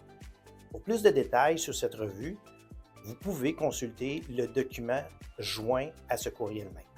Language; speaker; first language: French; native; French